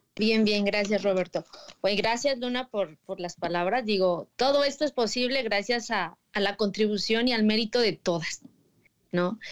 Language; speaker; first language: Spanish; native; Spanish